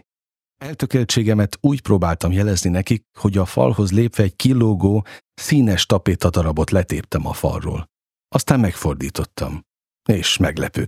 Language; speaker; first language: Hungarian; native; Hungarian